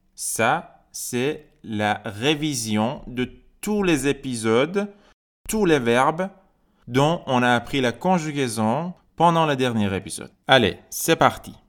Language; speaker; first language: French; non-native, fluent; Persian